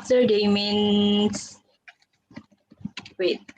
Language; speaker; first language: English; non-native, learner; Indonesian